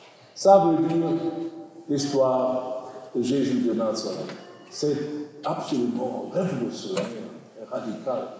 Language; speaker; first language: French; non-native, learner; German